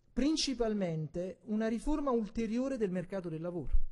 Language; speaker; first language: Italian; native; Italian